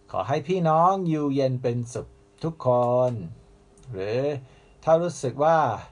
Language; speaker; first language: Thai; non-native, fluent; English